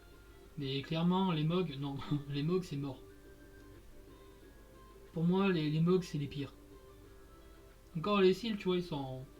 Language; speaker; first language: French; native; French